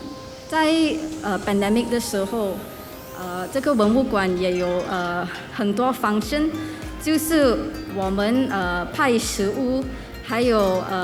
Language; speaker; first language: Chinese; non-native, local second language; English